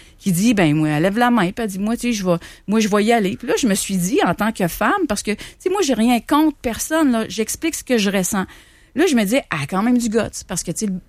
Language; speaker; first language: French; native; French